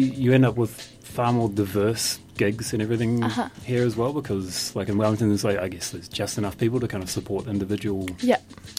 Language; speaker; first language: English; native; English